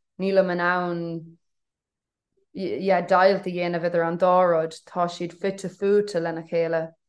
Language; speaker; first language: Irish; non-native, local second language; English